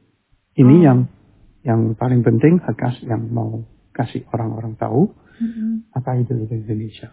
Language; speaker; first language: Indonesian; early bilingual, heritage; Chinese